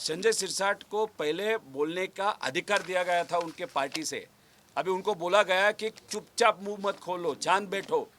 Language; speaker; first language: Hindi; non-native, local second language; Marathi